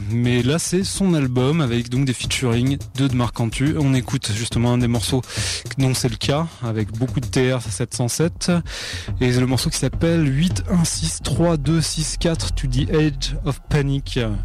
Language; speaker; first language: French; native; French